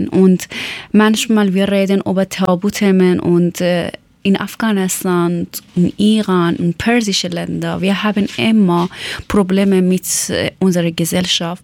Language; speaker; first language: German; non-native, fluent; Persian